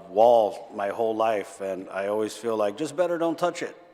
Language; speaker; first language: English; early bilingual, other home language; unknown